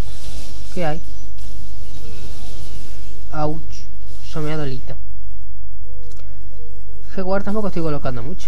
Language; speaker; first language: Spanish; native; Spanish